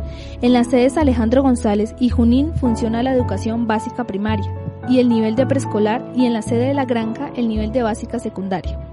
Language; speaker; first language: Spanish; native; Spanish